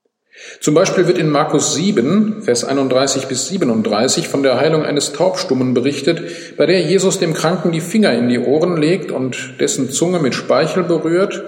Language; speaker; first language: German; native; German